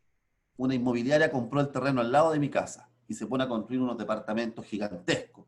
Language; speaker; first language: Spanish; native; Spanish